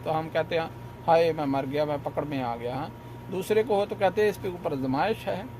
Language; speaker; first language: Urdu; non-native, local second language; Punjabi